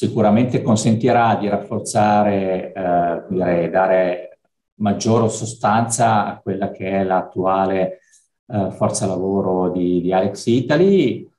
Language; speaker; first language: Italian; native; Italian